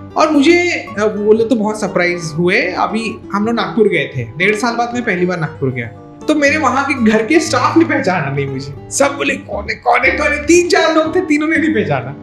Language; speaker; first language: Hindi; non-native, local second language; Marathi